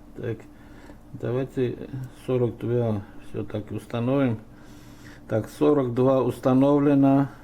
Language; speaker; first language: Russian; non-native, local second language; Armenian